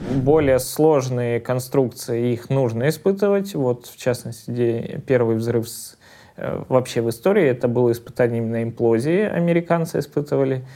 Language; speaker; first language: Russian; native; Russian